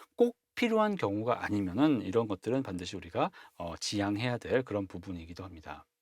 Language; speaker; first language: Korean; native; Korean